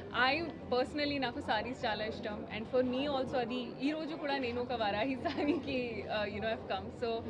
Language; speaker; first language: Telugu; non-native, learner; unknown